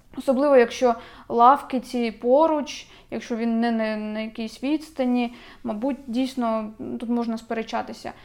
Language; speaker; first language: Ukrainian; native; Ukrainian